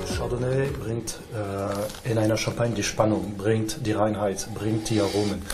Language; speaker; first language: German; non-native, fluent; French